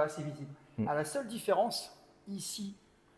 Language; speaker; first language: French; native; French